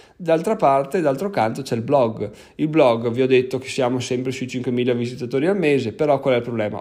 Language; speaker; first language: Italian; native; Italian